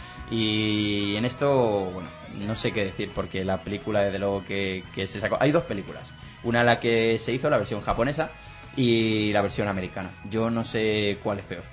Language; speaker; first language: Spanish; native; Spanish